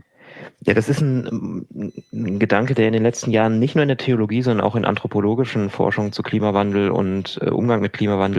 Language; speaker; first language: German; native; German